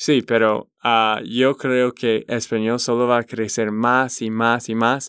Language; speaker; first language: Spanish; non-native, learner; English